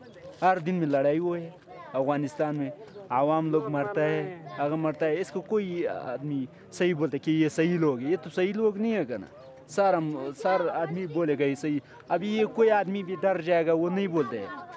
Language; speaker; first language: Hindi; non-native, learner; Pashto